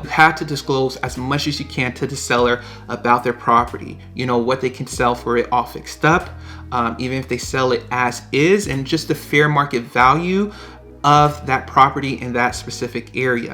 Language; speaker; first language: English; native; English